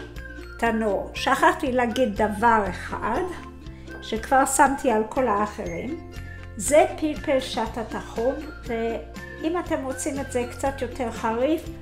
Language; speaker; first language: Hebrew; non-native, fluent; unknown